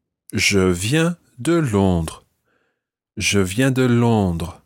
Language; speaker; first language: French; non-native, fluent; English